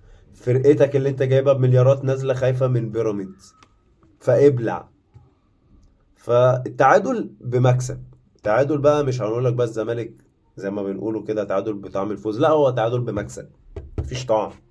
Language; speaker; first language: Arabic; native; Arabic